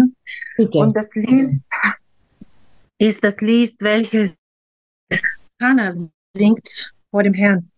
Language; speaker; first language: German; non-native, fluent; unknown